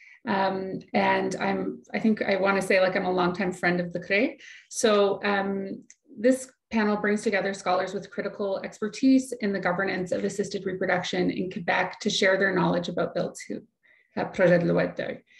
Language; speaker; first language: English; native; English